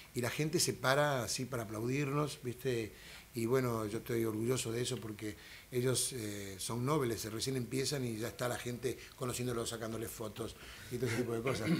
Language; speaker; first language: Spanish; native; Spanish